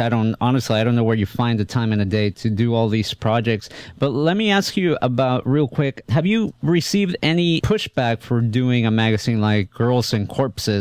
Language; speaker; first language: English; native; English